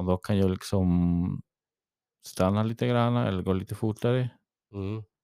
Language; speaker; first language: Swedish; early bilingual, heritage; English